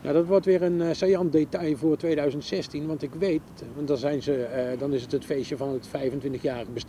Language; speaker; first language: Dutch; native; Dutch